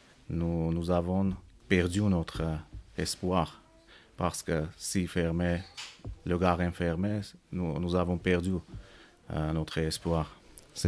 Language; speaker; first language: French; non-native, learner; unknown